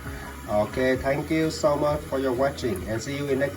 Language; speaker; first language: English; non-native, learner; Vietnamese